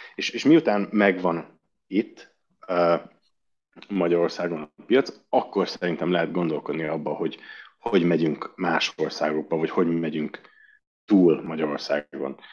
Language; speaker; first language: Hungarian; early bilingual, heritage; Hungarian